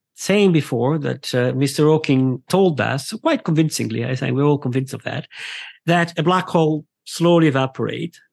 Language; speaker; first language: English; non-native, fluent; Italian